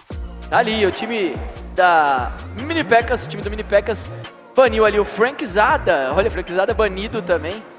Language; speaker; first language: Portuguese; native; Portuguese